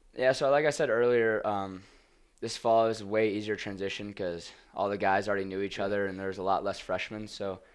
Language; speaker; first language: English; native; English